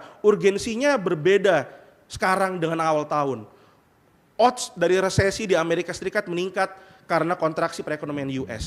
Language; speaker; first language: Indonesian; native; Indonesian